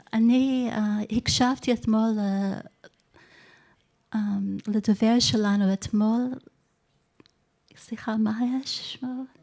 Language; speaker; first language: Hebrew; non-native, fluent; English